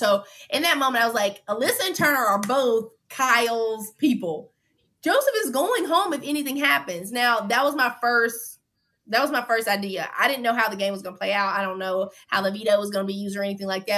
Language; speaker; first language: English; native; English